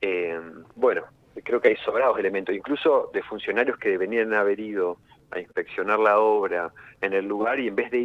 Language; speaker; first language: Spanish; native; Spanish